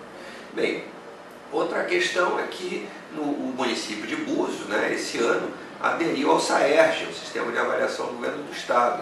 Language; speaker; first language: Portuguese; native; Portuguese